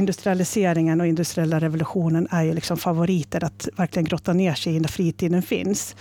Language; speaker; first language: Swedish; native; Swedish